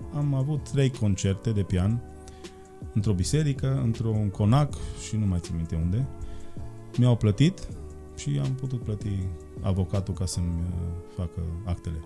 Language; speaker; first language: Romanian; non-native, local second language; Hungarian